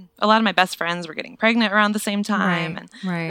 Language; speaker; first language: English; native; English